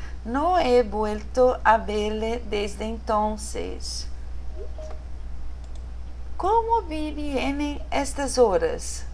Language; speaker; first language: Spanish; non-native, fluent; Portuguese